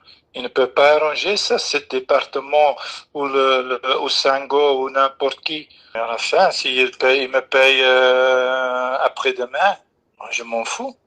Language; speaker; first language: French; non-native, fluent; Dutch